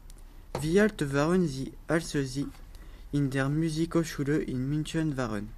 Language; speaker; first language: German; non-native, learner; French